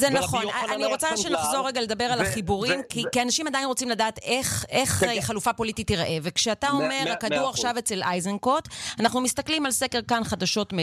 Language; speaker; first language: Hebrew; native; Hebrew